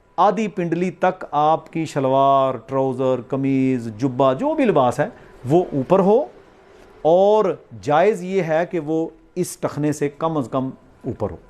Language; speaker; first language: Urdu; non-native, local second language; Punjabi